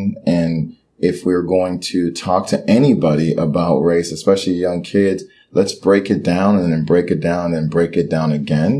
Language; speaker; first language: English; early bilingual, other home language; Haitian Creole